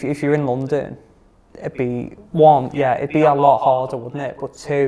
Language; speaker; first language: English; native; English